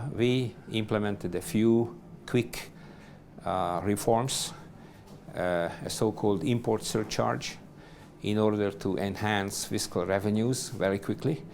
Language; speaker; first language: English; non-native, fluent; Hungarian